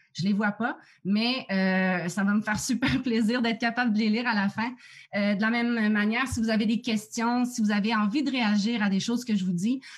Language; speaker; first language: French; native; French